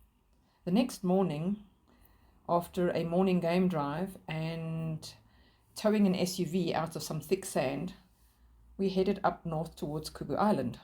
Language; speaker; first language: English; native; English